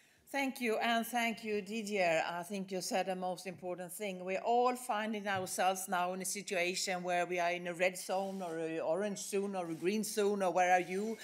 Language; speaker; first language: English; non-native, fluent; Swedish